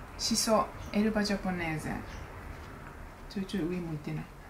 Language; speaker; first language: Italian; non-native, learner; Japanese